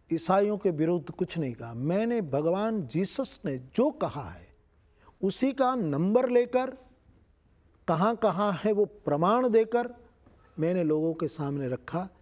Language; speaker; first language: Hindi; non-native, local second language; Gujarati